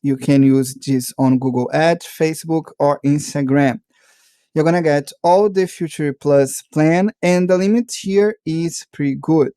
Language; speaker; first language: English; non-native, fluent; Portuguese